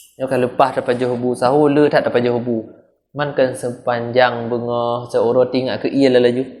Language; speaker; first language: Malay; non-native, local second language; Achinese